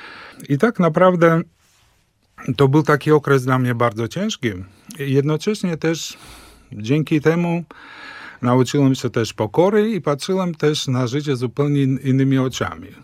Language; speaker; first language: Polish; early bilingual, heritage; Polish